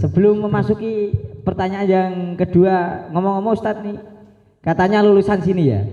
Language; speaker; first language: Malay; non-native, local second language; Javanese